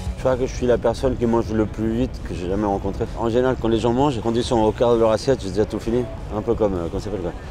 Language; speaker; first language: French; non-native, fluent; Spanish